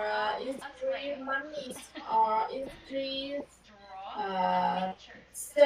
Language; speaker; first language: English; non-native, learner; Vietnamese